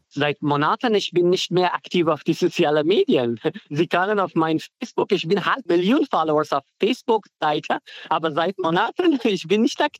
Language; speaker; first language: German; non-native, learner; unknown